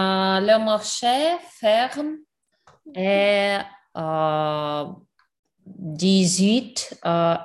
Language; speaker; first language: French; non-native, learner; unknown